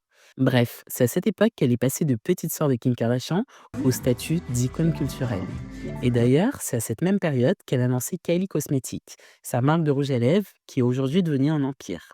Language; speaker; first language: French; native; French